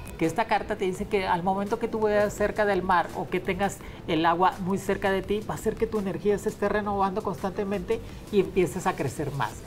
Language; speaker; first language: Spanish; native; Spanish